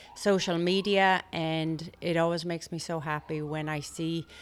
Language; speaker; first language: English; native; English